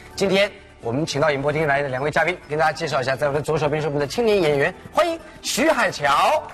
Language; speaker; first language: Chinese; native; Chinese